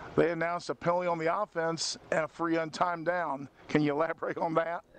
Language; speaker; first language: English; native; English